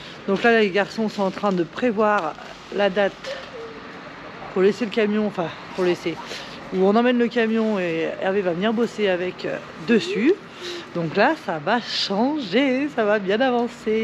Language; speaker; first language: French; native; French